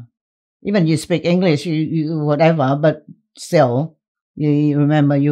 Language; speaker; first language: English; non-native, fluent; Vietnamese